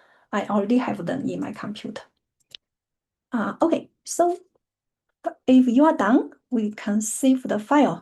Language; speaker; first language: English; non-native, fluent; Chinese